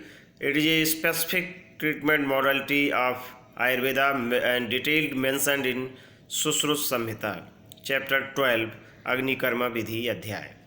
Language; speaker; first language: English; non-native, local second language; Hindi